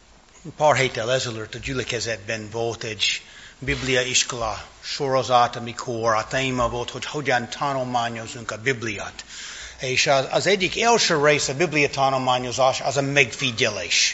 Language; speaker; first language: Hungarian; non-native, fluent; English